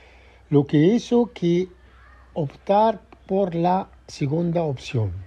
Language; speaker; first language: Spanish; non-native, fluent; Arabic